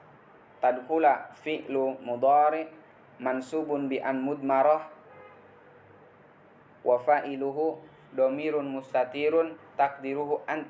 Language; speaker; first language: Arabic; non-native, fluent; Indonesian